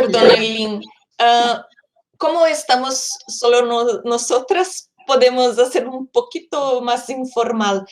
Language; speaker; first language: Spanish; non-native, fluent; Portuguese